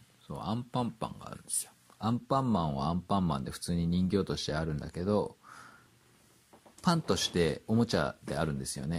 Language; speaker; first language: Japanese; native; Japanese